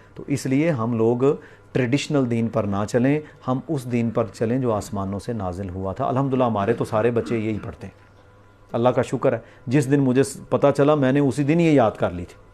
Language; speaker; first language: Urdu; non-native, local second language; Punjabi